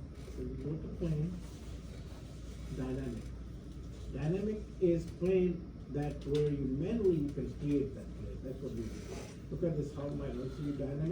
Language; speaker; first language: English; non-native, fluent; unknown